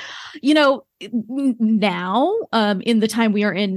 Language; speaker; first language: English; native; English